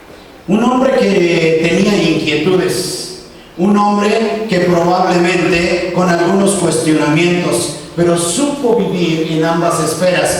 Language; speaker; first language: Spanish; native; Spanish